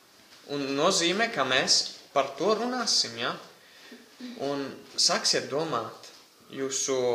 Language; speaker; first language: Latvian; non-native, fluent; Italian